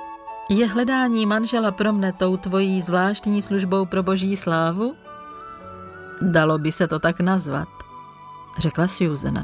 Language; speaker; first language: Czech; native; Czech